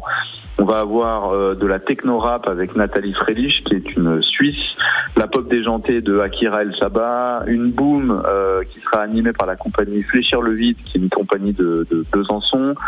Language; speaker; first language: French; native; French